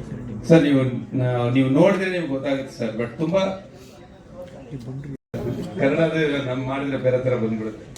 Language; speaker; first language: Kannada; non-native, learner; Tamil